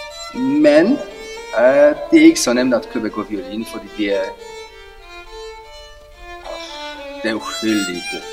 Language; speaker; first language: Danish; non-native, fluent; Polish